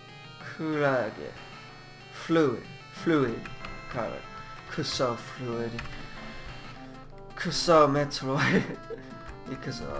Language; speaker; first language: Japanese; non-native, learner; English